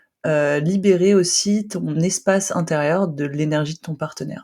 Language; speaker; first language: French; native; French